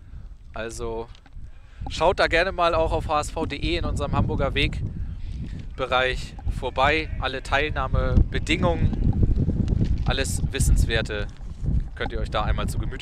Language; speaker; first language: German; native; German